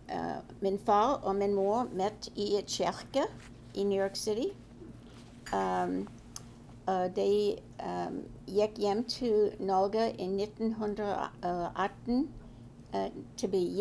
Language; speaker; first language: Norwegian; early bilingual, heritage; Norwegian